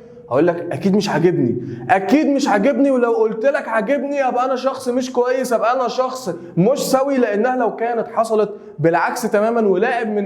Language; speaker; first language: Arabic; native; Arabic